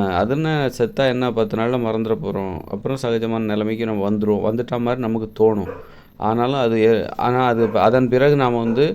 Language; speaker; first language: Tamil; native; Tamil